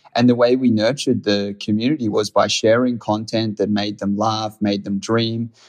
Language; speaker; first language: English; native; English